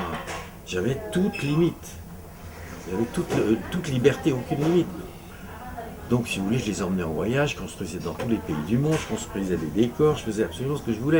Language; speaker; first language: French; native; French